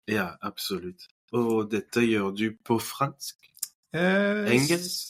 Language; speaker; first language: Norwegian; non-native, fluent; French